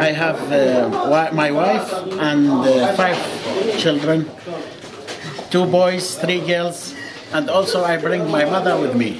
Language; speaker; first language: English; non-native, learner; Arabic